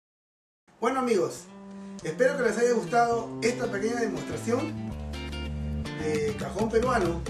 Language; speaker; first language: Spanish; native; Spanish